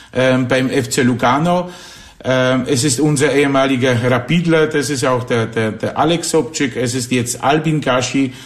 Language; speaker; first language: German; non-native, fluent; Polish